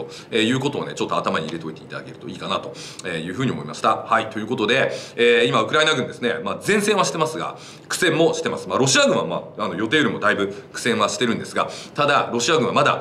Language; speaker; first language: Japanese; native; Japanese